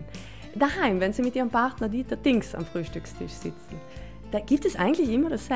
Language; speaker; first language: German; native; German